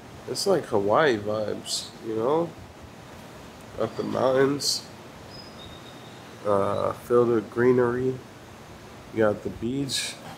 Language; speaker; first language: English; native; English